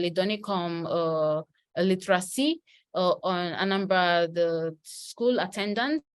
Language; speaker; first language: French; non-native, learner; Yoruba